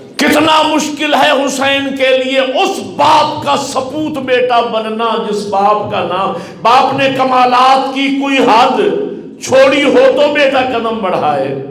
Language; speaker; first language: Urdu; non-native, local second language; Punjabi